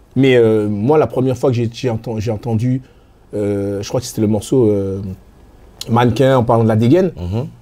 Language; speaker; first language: French; native; French